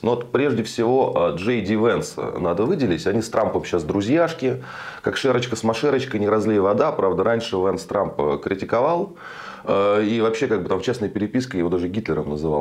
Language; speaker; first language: Russian; native; Russian